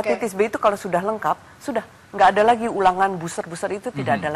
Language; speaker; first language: Indonesian; native; Indonesian